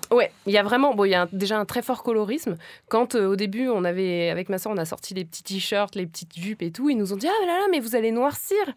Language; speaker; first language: French; native; French